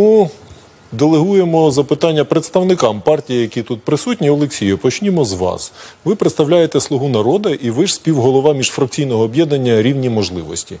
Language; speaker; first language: Ukrainian; native; Ukrainian